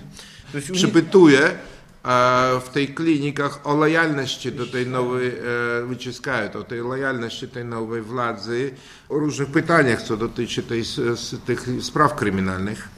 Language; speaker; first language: Polish; non-native, learner; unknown